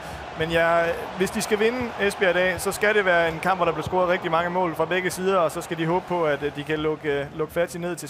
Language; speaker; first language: Danish; native; Danish